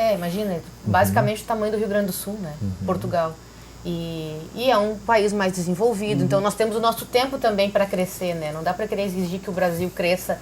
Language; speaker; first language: Portuguese; native; Portuguese